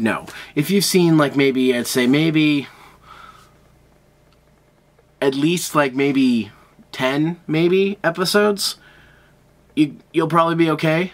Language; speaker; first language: English; native; English